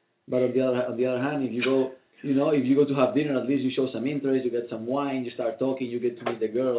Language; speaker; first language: English; non-native, fluent; Spanish